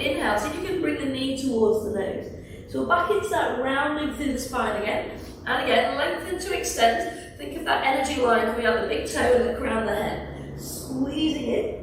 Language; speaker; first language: English; native; English